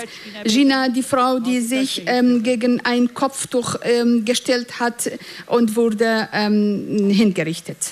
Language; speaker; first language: German; non-native, fluent; Central Kurdish